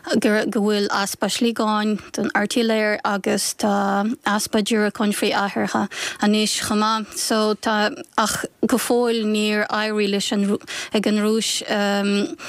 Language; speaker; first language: Irish; non-native, fluent; Ukrainian